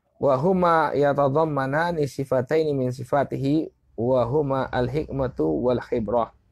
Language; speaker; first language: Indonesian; native; Indonesian